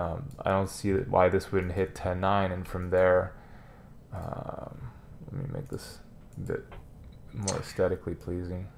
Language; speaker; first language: English; native; English